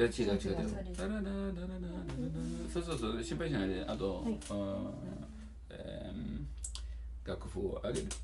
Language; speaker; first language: Japanese; non-native, learner; Italian